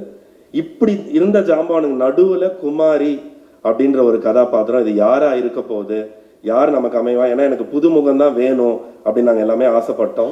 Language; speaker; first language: Tamil; native; Tamil